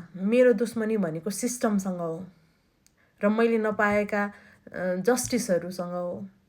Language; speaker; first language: Nepali; native; Nepali